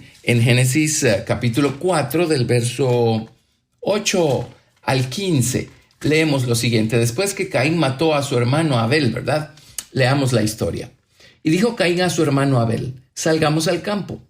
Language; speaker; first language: Spanish; native; Spanish